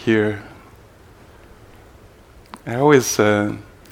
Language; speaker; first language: English; native; English